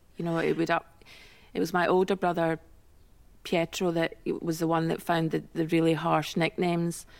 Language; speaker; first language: English; native; English